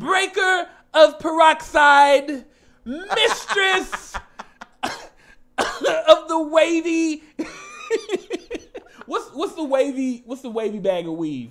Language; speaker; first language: English; native; English